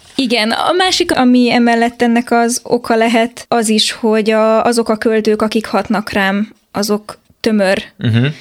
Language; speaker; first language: Hungarian; native; Hungarian